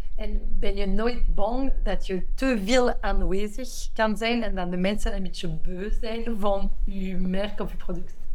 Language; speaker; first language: Dutch; non-native, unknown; French